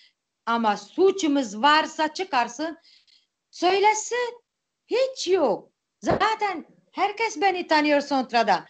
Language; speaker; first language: Turkish; non-native, local second language; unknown